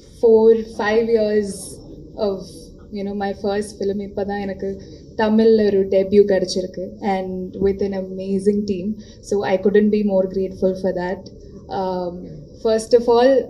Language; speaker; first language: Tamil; non-native, local second language; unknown